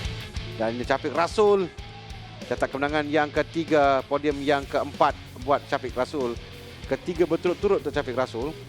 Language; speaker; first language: Malay; native; Malay